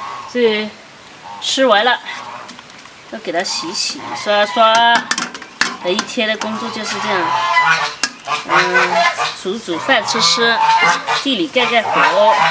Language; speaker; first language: Chinese; native; Chinese